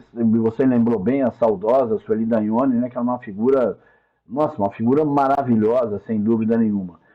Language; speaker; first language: Portuguese; native; Portuguese